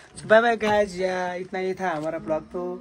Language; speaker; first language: Hindi; non-native, learner; Nepali